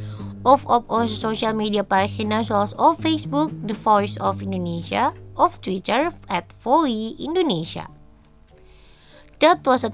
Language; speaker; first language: Dutch; non-native, fluent; Indonesian